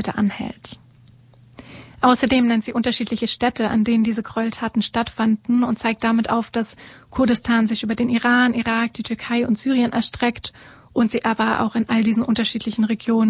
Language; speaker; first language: German; native; German